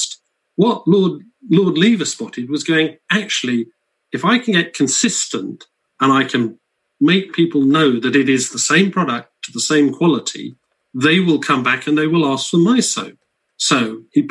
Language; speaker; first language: English; native; English